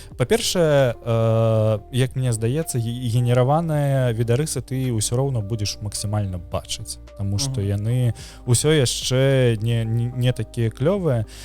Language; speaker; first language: Belarusian; native; Belarusian